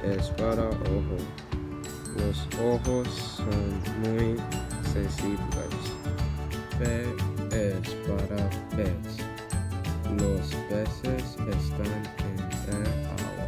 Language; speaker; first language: Spanish; non-native, learner; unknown